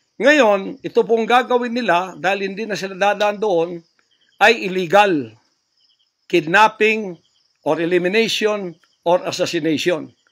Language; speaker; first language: Filipino; non-native, local second language; Cebuano